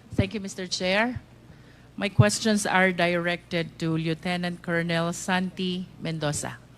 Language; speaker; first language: English; non-native, local second language; Filipino